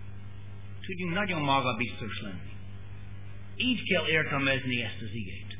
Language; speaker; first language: Hungarian; non-native, learner; English